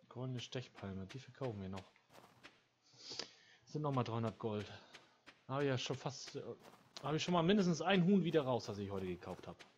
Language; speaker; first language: German; native; German